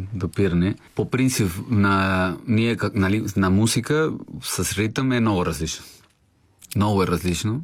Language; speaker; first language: Bulgarian; non-native, learner; Spanish